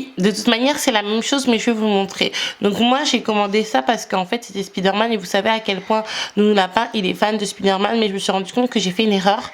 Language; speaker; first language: French; native; French